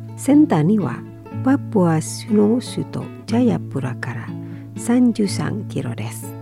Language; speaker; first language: Japanese; non-native, fluent; Indonesian